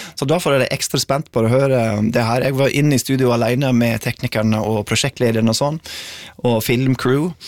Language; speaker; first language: Norwegian; non-native, fluent; English